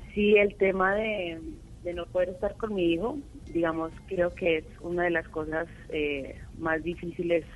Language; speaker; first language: Spanish; native; Spanish